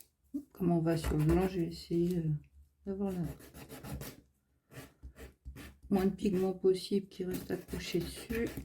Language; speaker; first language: French; native; French